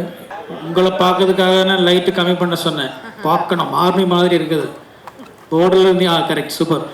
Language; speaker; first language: Tamil; non-native, learner; Malayalam